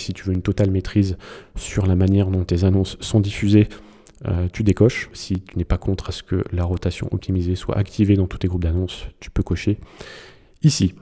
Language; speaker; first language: French; native; French